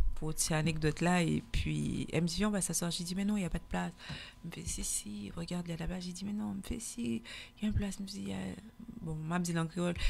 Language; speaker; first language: French; native; French